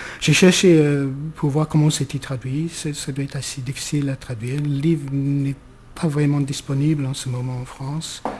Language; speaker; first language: French; non-native, fluent; English